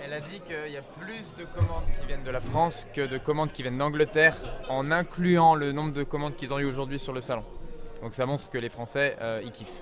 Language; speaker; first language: French; native; French